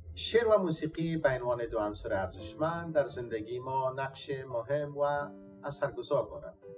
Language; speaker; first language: Persian; native; Persian